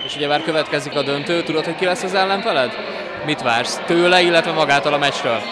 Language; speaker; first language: Hungarian; native; Hungarian